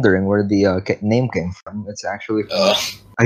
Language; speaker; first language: English; non-native, local second language; Filipino